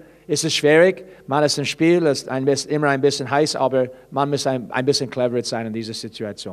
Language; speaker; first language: German; non-native, fluent; English